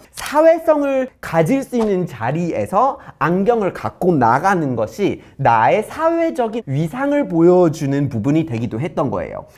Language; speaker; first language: Korean; non-native, fluent; English